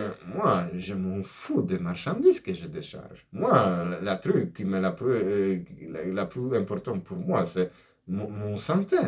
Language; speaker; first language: French; non-native, fluent; Polish